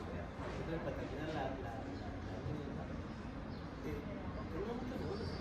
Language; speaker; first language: Italian; native; Italian